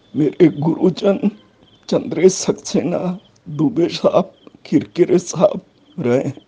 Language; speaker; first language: Hindi; native; Hindi